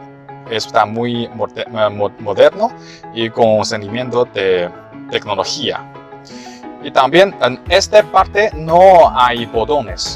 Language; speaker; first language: Spanish; non-native, learner; Chinese